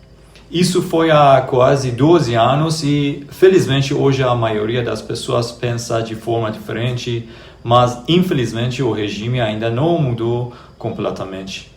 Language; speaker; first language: Portuguese; non-native, fluent; Persian